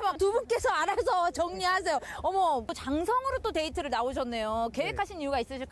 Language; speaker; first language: Korean; native; Korean